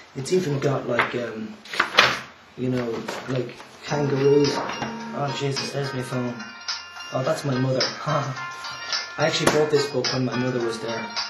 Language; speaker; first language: English; native; English